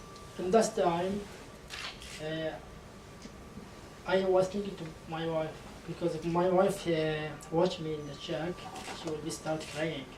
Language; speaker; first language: English; non-native, learner; Arabic